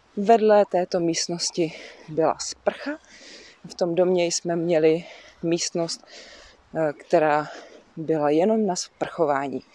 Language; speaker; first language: Czech; native; Czech